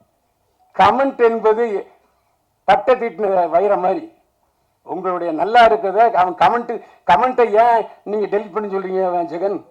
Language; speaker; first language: Tamil; native; Tamil